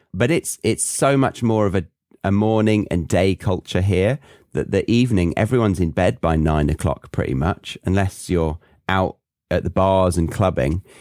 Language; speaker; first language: English; native; English